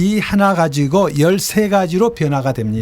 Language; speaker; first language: Korean; native; Korean